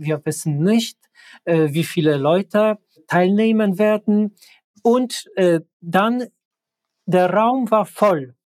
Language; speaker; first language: German; non-native, fluent; Polish